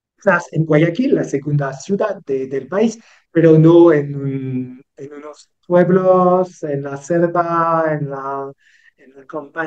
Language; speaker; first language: Spanish; non-native, learner; French